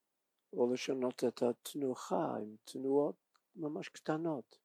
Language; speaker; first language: Hebrew; non-native, fluent; English